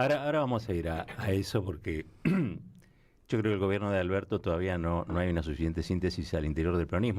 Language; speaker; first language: Spanish; native; Spanish